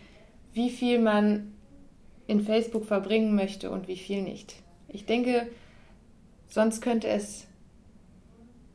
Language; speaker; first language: German; non-native, fluent; French